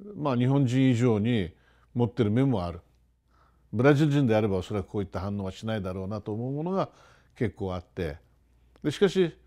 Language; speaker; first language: Japanese; early bilingual, heritage; Japanese